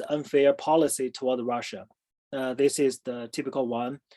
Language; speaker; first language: English; non-native, fluent; Chinese